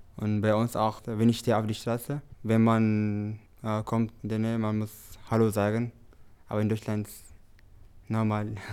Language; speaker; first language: German; non-native, learner; Tigrinya